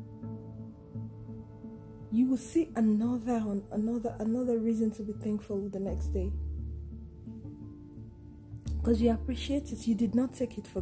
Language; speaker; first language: English; non-native, local second language; Yoruba